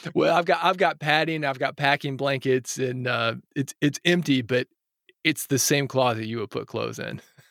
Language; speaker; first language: English; native; English